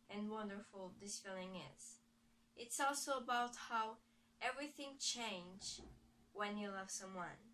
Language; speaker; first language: English; non-native, learner; Portuguese